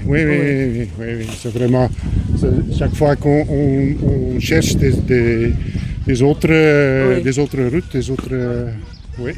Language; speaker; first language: French; non-native, local second language; Dutch